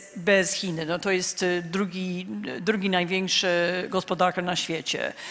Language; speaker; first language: Polish; non-native, fluent; English